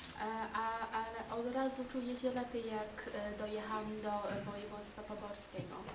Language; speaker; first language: Polish; non-native, learner; Chinese